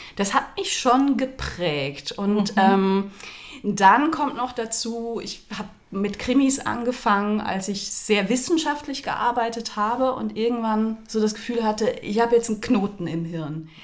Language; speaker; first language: German; native; German